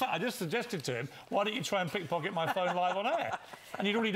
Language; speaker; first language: English; native; English